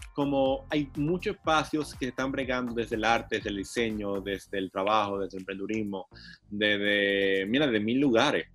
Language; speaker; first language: Spanish; native; Spanish